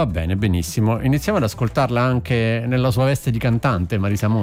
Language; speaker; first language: Italian; native; Italian